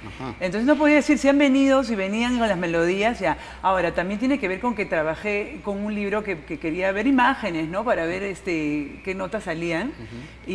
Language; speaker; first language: Spanish; native; Spanish